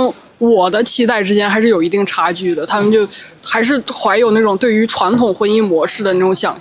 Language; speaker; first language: Chinese; native; Chinese